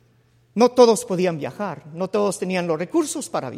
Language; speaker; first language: Spanish; early bilingual, heritage; Spanish